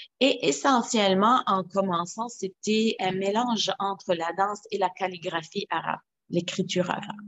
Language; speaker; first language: French; non-native, local second language; Arabic